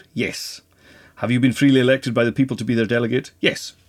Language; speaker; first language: English; native; English